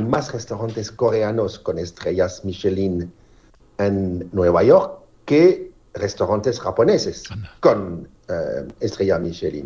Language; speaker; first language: Spanish; non-native, learner; French